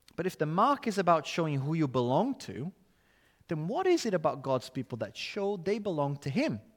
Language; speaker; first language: English; non-native, fluent; Portuguese